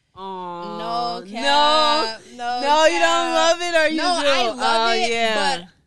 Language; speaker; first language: English; native; English